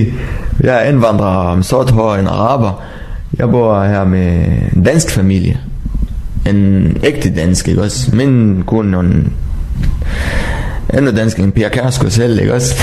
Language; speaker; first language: Danish; non-native, learner; Arabic